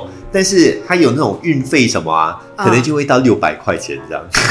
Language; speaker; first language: Chinese; native; Chinese